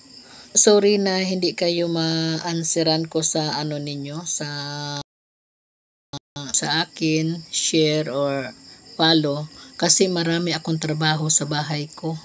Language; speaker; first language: Filipino; non-native, local second language; Cebuano